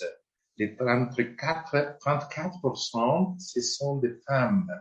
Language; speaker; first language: French; non-native, fluent; Spanish